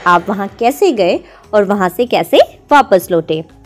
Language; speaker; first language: Hindi; native; Hindi